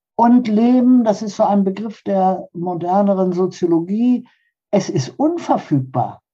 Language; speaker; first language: German; early bilingual, other home language; Polish